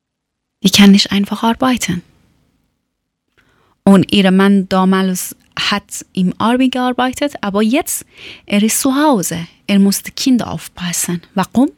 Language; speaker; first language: German; non-native, learner; Persian